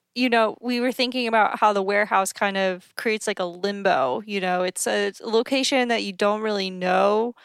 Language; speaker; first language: English; native; English